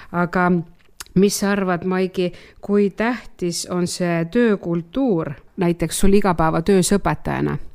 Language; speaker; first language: Estonian; non-native, local second language; Russian